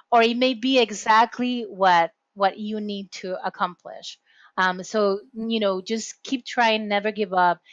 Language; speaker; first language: English; non-native, fluent; Spanish